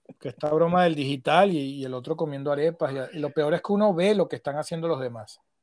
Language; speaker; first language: Spanish; native; Spanish